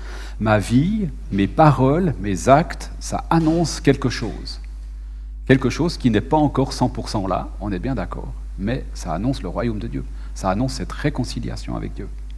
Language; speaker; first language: French; native; French